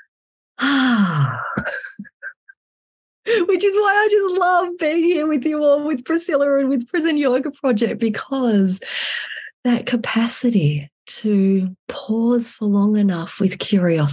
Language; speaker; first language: English; native; English